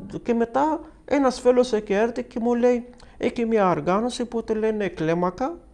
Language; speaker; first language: Greek; non-native, learner; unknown